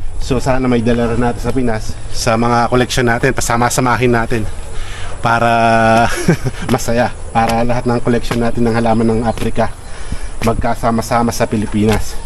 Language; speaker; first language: Filipino; native; Filipino